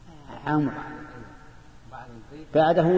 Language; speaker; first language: Arabic; native; Arabic